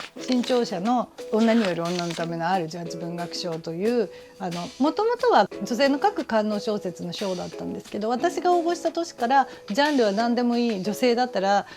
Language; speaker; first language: Japanese; native; Japanese